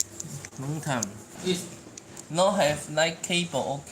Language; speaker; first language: English; non-native, learner; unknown